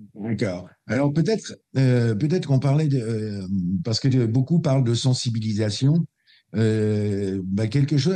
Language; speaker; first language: French; native; French